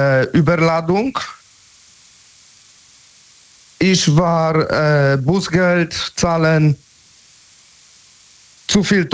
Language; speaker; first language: German; non-native, learner; Polish